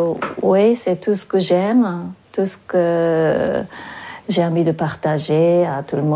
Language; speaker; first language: French; non-native, fluent; Japanese